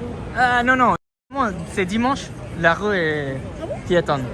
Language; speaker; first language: French; non-native, fluent; Japanese